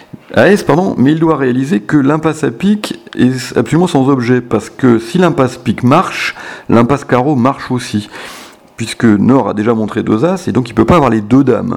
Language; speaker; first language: French; native; French